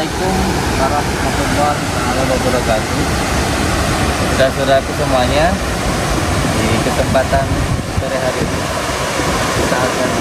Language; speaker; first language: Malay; non-native, local second language; Javanese